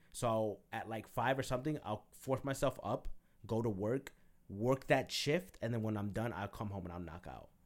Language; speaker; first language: English; early bilingual, other home language; Spanish